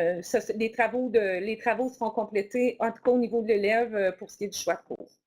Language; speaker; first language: French; native; French